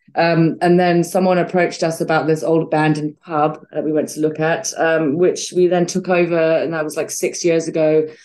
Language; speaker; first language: English; native; English